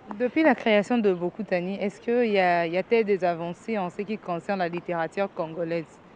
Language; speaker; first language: French; non-native, local second language; Lingala